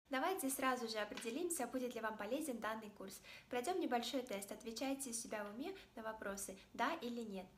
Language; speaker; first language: Russian; native; Russian